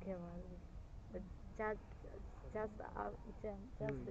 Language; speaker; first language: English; non-native, learner; Chinese